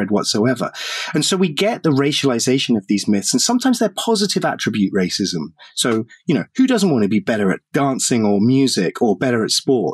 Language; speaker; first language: English; native; English